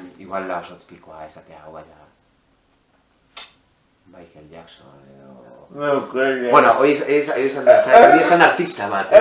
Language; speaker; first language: Basque; non-native, local second language; Spanish